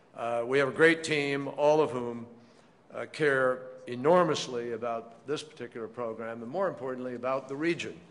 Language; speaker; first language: English; native; English